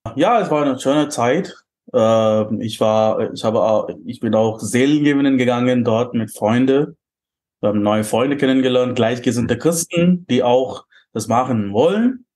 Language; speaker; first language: German; non-native, fluent; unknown